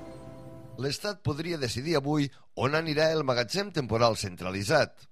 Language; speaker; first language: Catalan; native; Catalan